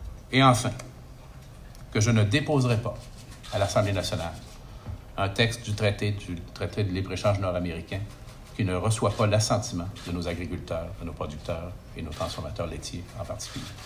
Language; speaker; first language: French; native; French